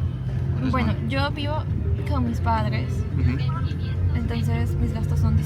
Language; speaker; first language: Spanish; native; Spanish